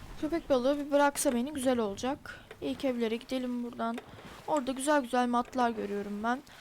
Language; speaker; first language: Turkish; native; Turkish